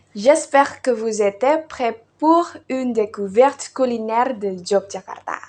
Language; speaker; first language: French; non-native, learner; Indonesian